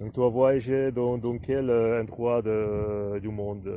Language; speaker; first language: French; non-native, fluent; Czech